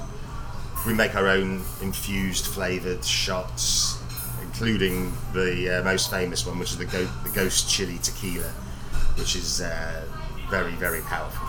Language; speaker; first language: English; native; English